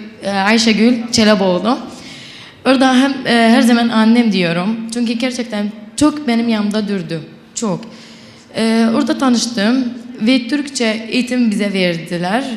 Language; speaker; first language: Turkish; non-native, local second language; Arabic